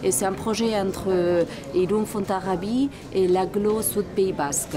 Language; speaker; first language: French; non-native, fluent; Spanish